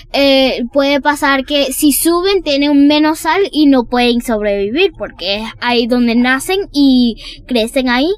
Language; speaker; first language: Spanish; early bilingual, heritage; Spanish